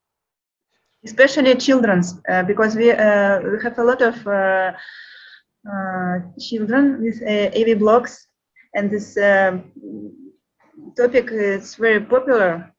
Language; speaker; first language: English; non-native, learner; Russian